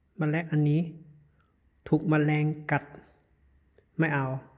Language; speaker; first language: Thai; non-native, learner; Chinese